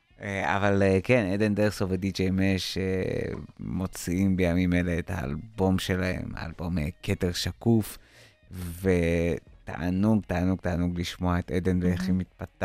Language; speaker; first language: Hebrew; native; Hebrew